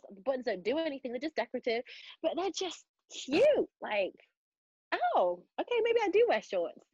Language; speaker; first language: English; native; English